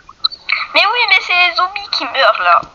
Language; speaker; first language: French; native; French